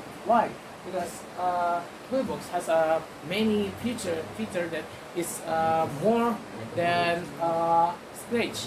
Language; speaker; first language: English; non-native, learner; Indonesian